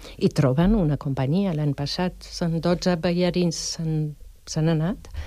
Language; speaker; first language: Catalan; non-native, fluent; French